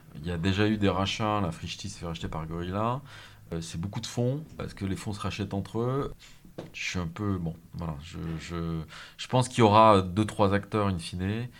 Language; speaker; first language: French; native; French